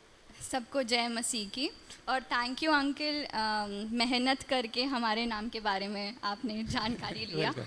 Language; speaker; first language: Hindi; non-native, local second language; Kannada